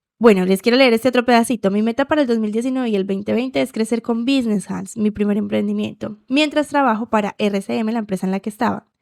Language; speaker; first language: Spanish; native; Spanish